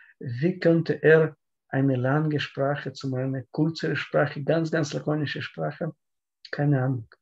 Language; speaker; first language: German; non-native, learner; Russian